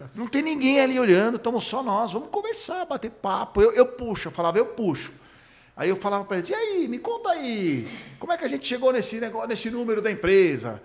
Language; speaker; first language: Portuguese; early bilingual, other home language; Hebrew